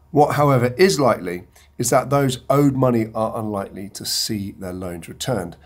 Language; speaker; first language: English; native; English